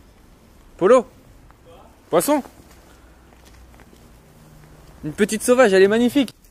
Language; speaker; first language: French; native; French